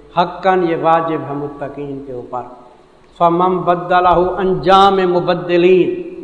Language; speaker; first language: Urdu; non-native, local second language; Saraiki